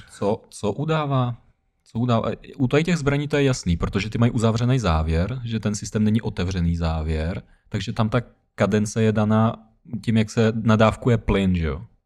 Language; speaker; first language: Czech; early bilingual, other home language; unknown